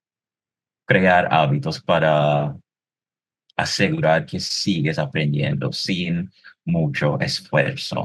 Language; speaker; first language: Spanish; non-native, fluent; English